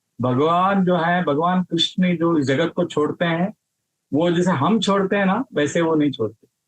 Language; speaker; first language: Hindi; non-native, local second language; Marathi